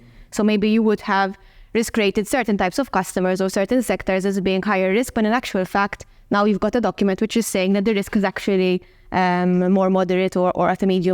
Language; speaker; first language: English; non-native, local second language; Maltese